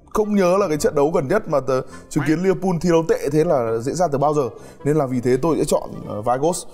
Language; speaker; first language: Vietnamese; native; Vietnamese